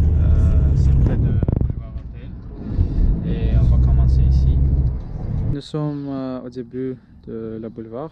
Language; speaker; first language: French; non-native, learner; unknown